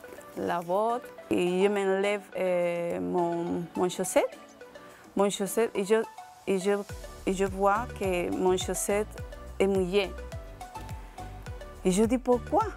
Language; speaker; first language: French; non-native, learner; Spanish